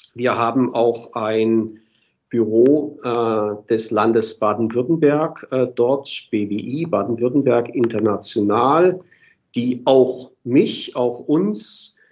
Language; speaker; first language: German; native; German